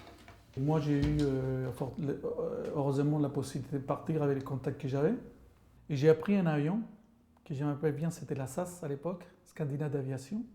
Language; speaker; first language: French; non-native, fluent; Spanish